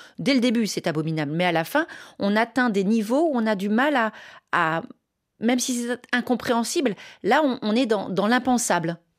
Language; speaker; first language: French; native; French